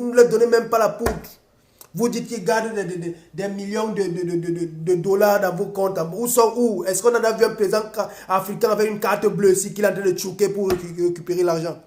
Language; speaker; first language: French; non-native, local second language; Basaa